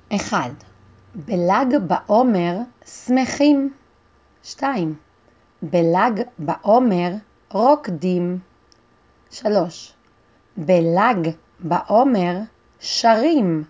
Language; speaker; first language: Hebrew; non-native, learner; English